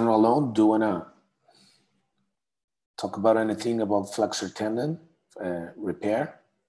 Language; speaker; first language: English; non-native, fluent; Portuguese